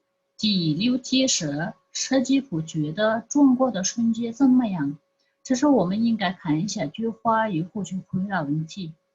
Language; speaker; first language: Chinese; non-native, fluent; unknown